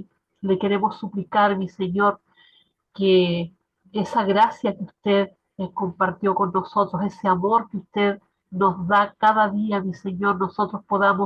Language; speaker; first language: Spanish; native; Spanish